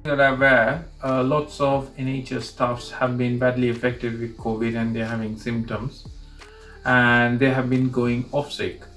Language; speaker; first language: English; non-native, local second language; Bangla